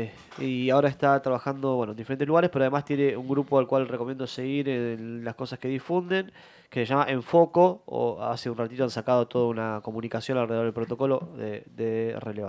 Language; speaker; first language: Spanish; native; Spanish